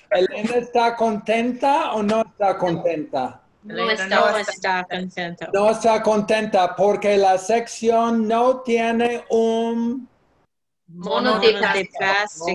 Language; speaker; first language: Spanish; non-native, fluent; English